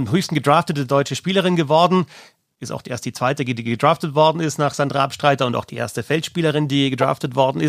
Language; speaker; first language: German; native; German